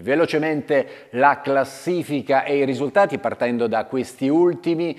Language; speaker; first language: Italian; native; Italian